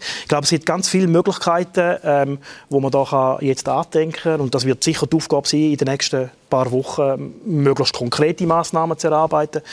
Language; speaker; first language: German; native; German